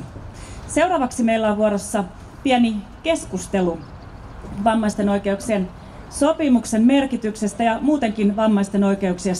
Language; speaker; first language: Finnish; native; Finnish